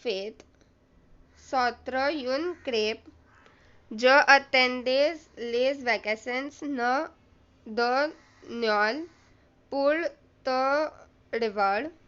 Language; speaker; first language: French; non-native, learner; Hindi